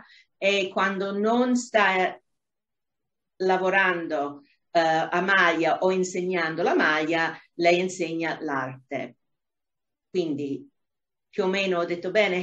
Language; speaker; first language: Italian; non-native, fluent; English